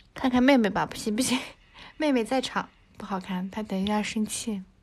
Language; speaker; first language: Chinese; native; Chinese